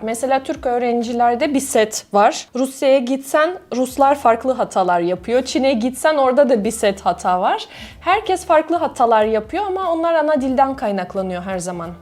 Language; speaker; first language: Turkish; non-native, fluent; Russian